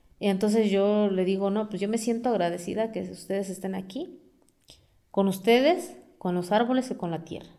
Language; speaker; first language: Spanish; non-native, local second language; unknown